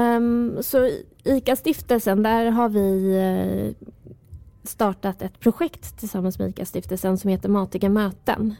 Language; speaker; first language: Swedish; early bilingual, other home language; Persian